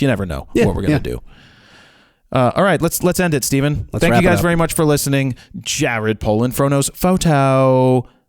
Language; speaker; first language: English; native; English